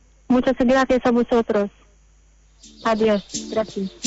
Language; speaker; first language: Spanish; non-native, learner; Arabic